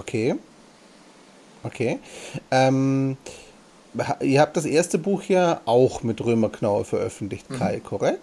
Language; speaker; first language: German; native; German